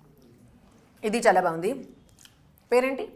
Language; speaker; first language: Telugu; non-native, learner; Hindi